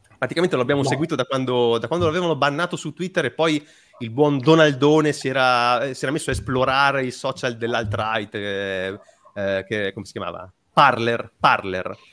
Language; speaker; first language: Italian; native; Italian